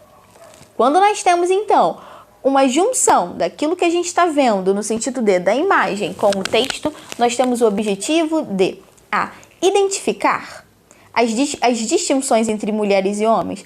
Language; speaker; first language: Portuguese; native; Portuguese